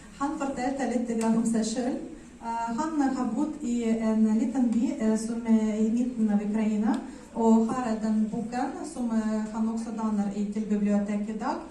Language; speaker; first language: Swedish; non-native, fluent; Ukrainian